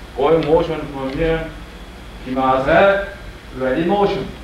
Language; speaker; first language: English; non-native, fluent; Korean